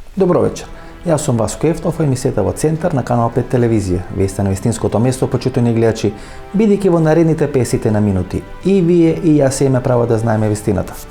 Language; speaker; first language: Macedonian; native; Macedonian